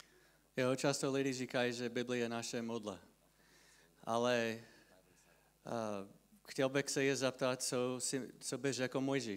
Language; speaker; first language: Czech; non-native, fluent; English